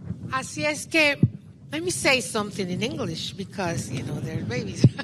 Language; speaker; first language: English; non-native, local second language; Spanish